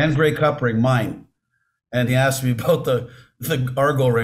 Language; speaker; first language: English; native; English